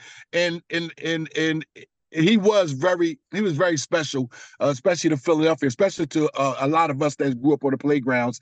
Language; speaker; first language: English; native; English